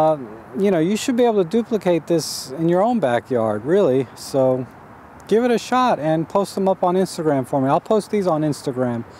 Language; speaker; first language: English; native; English